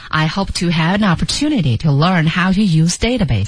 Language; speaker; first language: English; non-native, fluent; Chinese